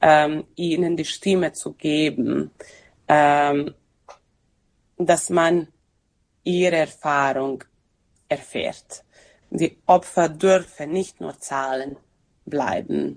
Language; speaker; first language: German; non-native, fluent; Serbian